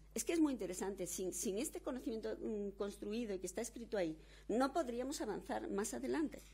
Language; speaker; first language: Spanish; native; Spanish